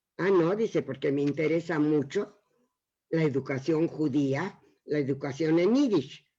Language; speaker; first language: Spanish; early bilingual, other home language; Yiddish